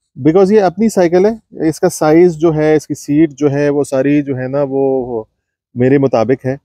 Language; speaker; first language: Urdu; native; Urdu